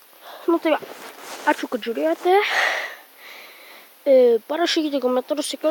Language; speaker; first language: Lithuanian; native; Lithuanian